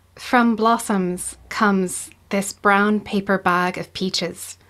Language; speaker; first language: English; native; English